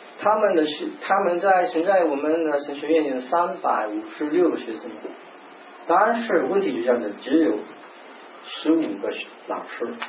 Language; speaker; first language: Chinese; non-native, learner; English